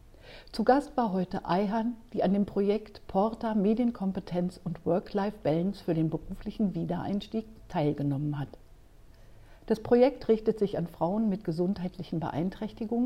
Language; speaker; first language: German; native; German